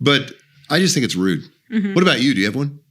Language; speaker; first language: English; native; English